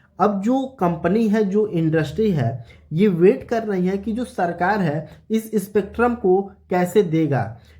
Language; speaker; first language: Hindi; native; Hindi